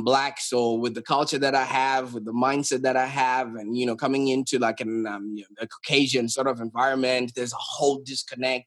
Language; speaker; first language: English; non-native, local second language; Shona